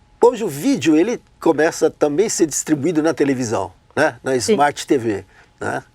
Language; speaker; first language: Portuguese; native; Portuguese